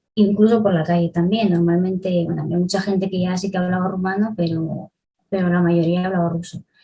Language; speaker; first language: Spanish; early bilingual, other home language; Russian